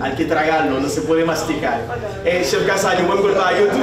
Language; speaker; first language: Spanish; non-native, fluent; Haitian Creole